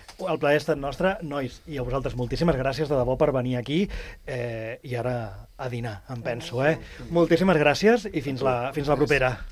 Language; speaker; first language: Catalan; native; Catalan